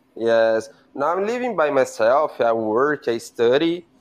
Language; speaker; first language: English; non-native, learner; Portuguese